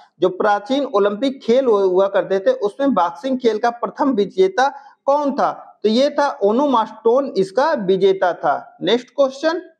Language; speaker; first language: Hindi; native; Hindi